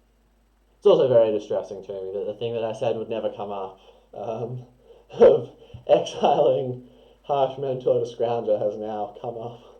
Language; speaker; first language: English; native; English